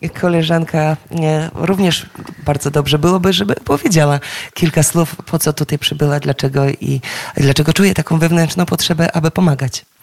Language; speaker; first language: Polish; native; Polish